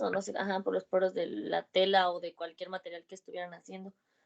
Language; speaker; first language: Spanish; native; Spanish